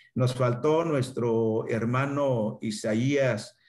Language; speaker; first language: Spanish; non-native, local second language; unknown